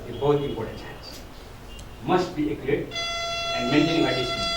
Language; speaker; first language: English; non-native, local second language; Nepali